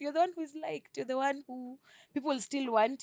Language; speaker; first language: English; non-native, local second language; Swahili